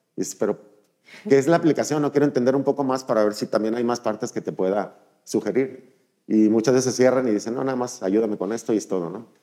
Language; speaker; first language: Spanish; native; Spanish